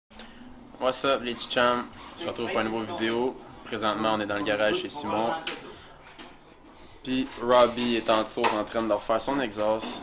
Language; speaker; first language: French; native; French